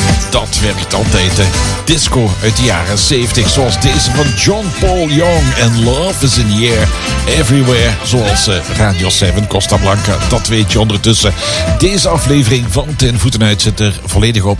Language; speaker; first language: Dutch; native; Dutch